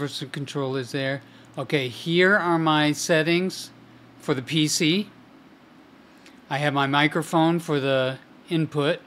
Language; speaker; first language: English; native; English